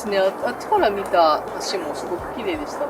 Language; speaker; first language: Japanese; native; Japanese